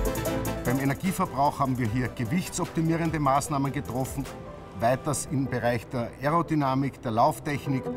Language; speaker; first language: German; native; German